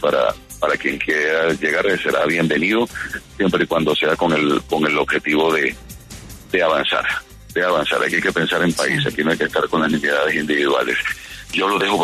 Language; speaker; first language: Spanish; native; Spanish